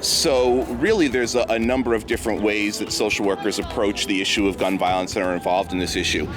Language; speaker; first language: English; native; English